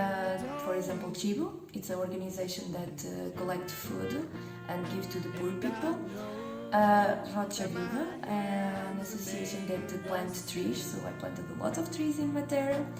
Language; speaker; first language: English; non-native, fluent; Portuguese